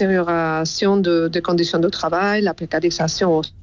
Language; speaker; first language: French; non-native, fluent; Spanish